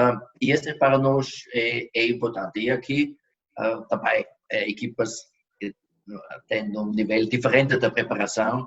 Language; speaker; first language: Portuguese; non-native, fluent; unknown